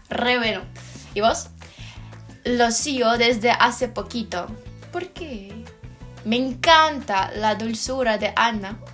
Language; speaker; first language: Spanish; non-native, fluent; Ukrainian